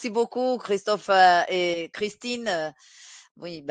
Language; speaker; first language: French; non-native, fluent; Portuguese